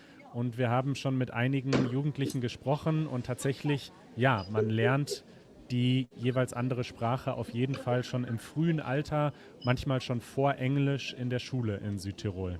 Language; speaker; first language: German; native; German